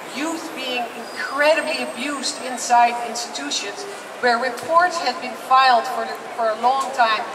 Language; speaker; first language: English; non-native, fluent; Dutch